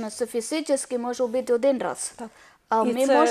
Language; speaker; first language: Ukrainian; non-native, learner; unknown